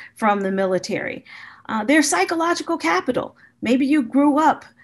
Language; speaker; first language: English; native; English